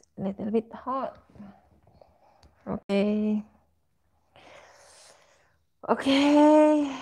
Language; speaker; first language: English; non-native, learner; Filipino